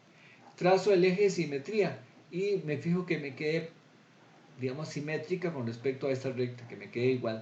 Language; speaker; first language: Spanish; native; Spanish